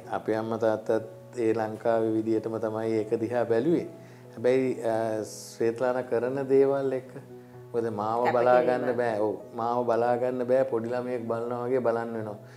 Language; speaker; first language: Sinhala; native; Sinhala